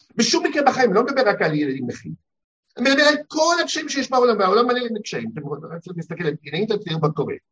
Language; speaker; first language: Hebrew; early bilingual, heritage; Hebrew